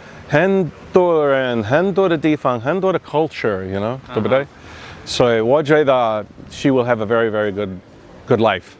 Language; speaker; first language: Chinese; non-native, learner; English